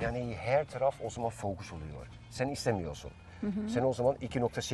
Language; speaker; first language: Turkish; non-native, fluent; Dutch